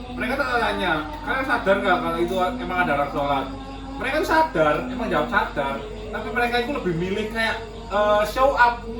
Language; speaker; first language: Indonesian; native; Indonesian